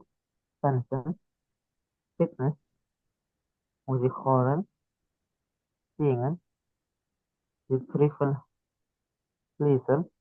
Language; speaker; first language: German; non-native, learner; Indonesian